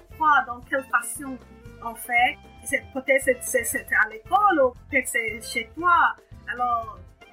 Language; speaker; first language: French; non-native, learner; English